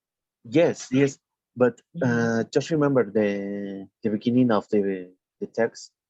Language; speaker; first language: English; non-native, learner; Spanish